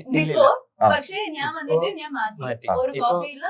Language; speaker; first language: Malayalam; non-native, learner; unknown